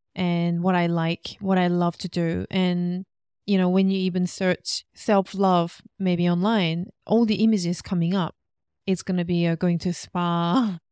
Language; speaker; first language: English; non-native, fluent; Korean